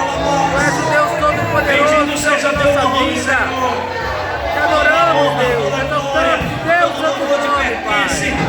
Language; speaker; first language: Portuguese; native; Portuguese